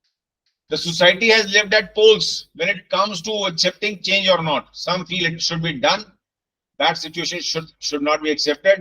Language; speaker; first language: English; non-native, local second language; Hindi